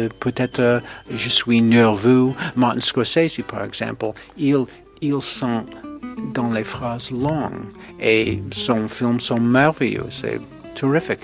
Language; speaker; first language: French; non-native, learner; English